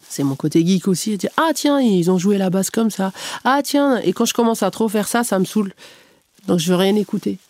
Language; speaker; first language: French; non-native, local second language; Arabic